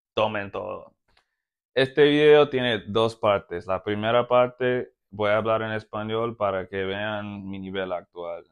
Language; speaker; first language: Spanish; non-native, fluent; English